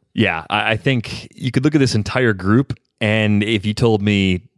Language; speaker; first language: English; native; English